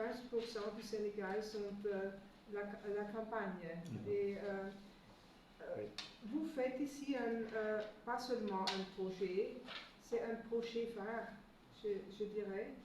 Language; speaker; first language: French; non-native, fluent; German